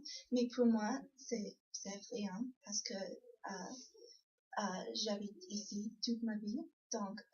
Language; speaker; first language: French; non-native, learner; English